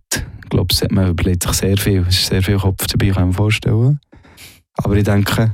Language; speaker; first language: German; native; German